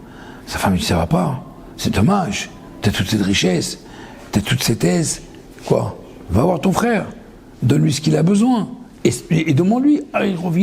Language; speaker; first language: French; native; French